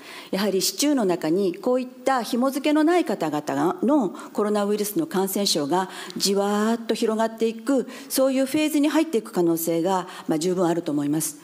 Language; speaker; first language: Japanese; native; Japanese